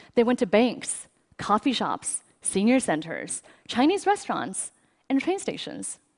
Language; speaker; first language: English; early bilingual, other home language; Chinese